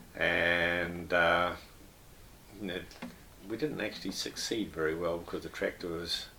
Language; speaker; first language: English; native; English